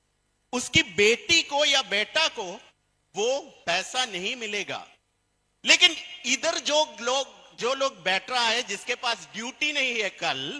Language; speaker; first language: Hindi; non-native, fluent; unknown